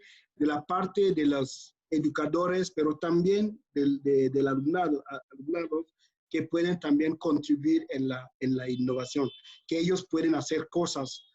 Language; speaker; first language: Spanish; non-native, fluent; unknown